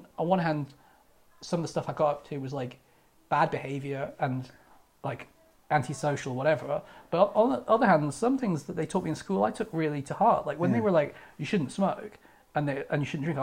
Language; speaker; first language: English; native; English